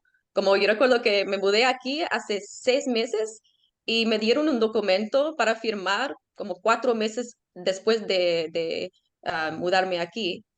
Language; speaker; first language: Spanish; early bilingual, heritage; Spanish